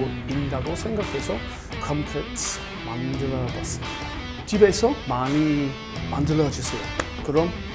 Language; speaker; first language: Korean; non-native, learner; English